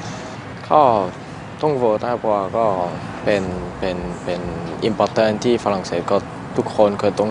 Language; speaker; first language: Thai; non-native, learner; French